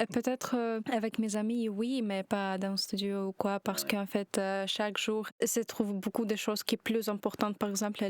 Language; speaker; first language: French; non-native, learner; Ukrainian